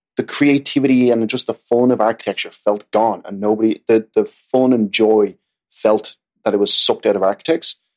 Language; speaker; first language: English; native; English